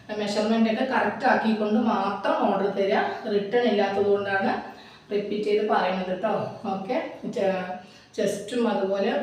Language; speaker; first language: Malayalam; native; Malayalam